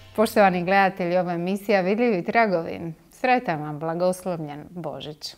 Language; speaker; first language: Croatian; native; Croatian